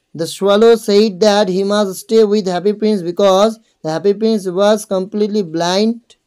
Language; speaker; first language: English; non-native, local second language; Bangla